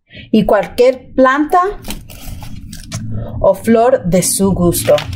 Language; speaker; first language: Spanish; early bilingual, heritage; Spanish